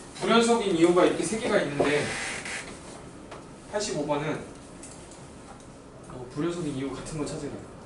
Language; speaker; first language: Korean; native; Korean